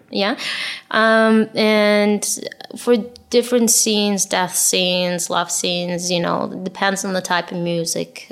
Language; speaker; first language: English; non-native, fluent; Hebrew